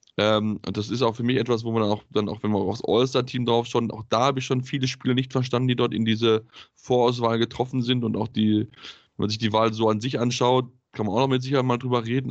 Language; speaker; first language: German; native; German